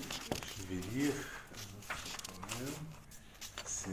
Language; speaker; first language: French; non-native, local second language; Arabic